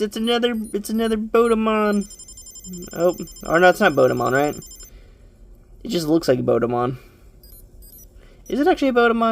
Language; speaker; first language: English; native; English